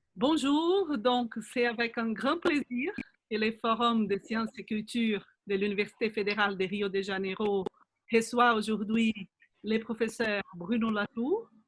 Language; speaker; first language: French; non-native, fluent; Portuguese